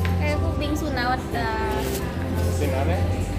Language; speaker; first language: Korean; non-native, learner; Thai